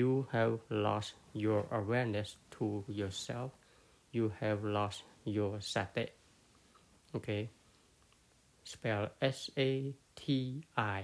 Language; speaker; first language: English; non-native, fluent; Khmer